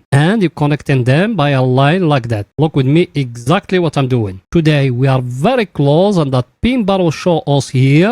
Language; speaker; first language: English; non-native, fluent; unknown